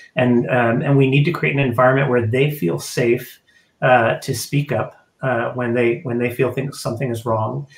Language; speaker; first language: English; native; English